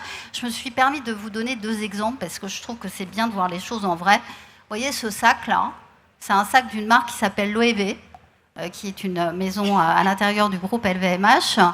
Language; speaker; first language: French; native; French